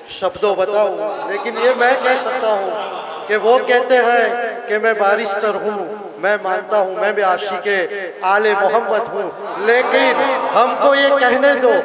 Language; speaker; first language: Urdu; native; Urdu